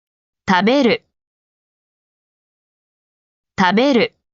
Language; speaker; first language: Japanese; native; Japanese